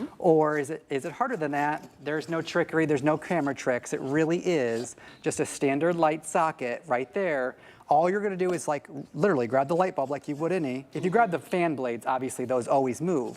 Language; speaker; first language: English; native; English